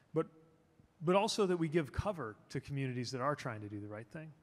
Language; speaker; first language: English; native; English